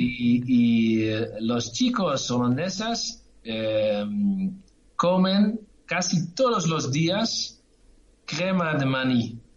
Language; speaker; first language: Spanish; non-native, learner; Dutch